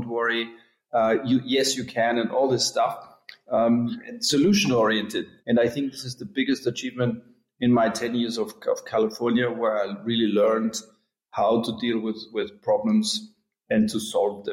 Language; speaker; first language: English; non-native, fluent; German